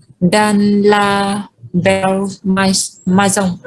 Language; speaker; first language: French; non-native, learner; Vietnamese